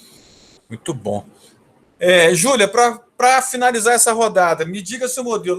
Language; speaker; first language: Portuguese; native; Portuguese